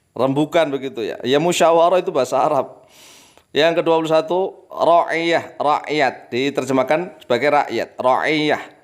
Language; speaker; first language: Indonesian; native; Indonesian